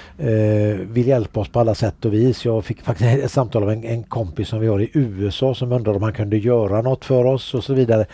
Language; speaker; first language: Swedish; native; Swedish